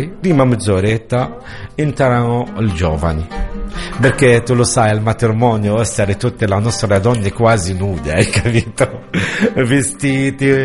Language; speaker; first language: Italian; non-native, learner; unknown